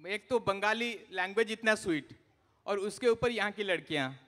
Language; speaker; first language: Hindi; non-native, local second language; Odia